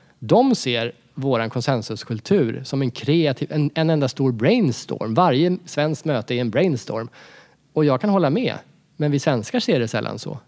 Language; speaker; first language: Swedish; native; Swedish